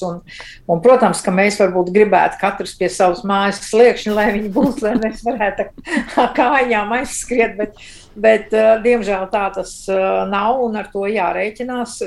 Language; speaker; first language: Latvian; early bilingual, heritage; Latvian